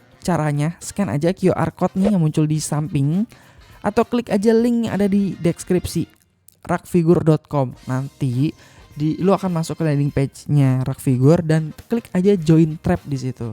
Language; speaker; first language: Indonesian; native; Indonesian